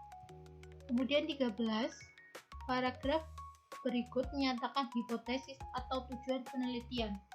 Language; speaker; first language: Indonesian; native; Indonesian